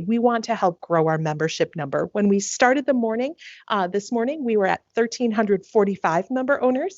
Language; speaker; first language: English; native; English